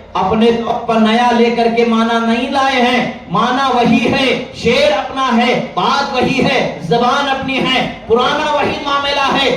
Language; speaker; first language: Urdu; native; Urdu